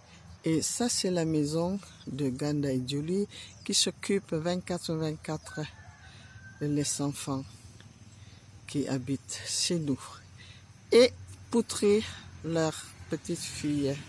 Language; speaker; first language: French; non-native, fluent; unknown